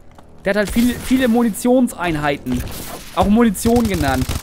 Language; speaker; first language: German; native; German